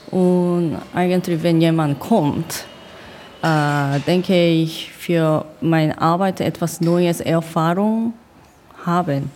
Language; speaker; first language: German; non-native, learner; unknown